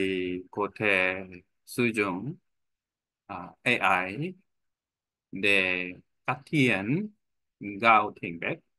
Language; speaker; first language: Vietnamese; non-native, learner; Korean